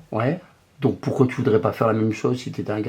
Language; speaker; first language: French; native; French